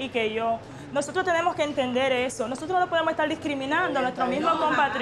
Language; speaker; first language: Spanish; native; Spanish